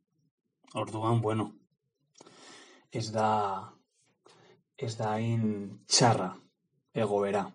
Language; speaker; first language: Basque; non-native, learner; Spanish